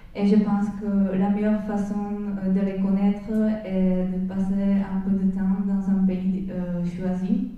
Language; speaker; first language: French; non-native, fluent; Czech